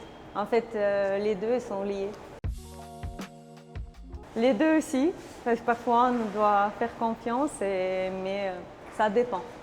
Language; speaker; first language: French; non-native, learner; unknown